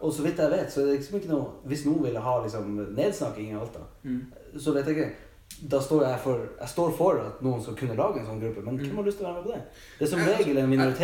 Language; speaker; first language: Norwegian; native; Norwegian